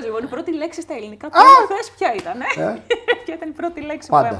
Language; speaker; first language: Greek; native; Greek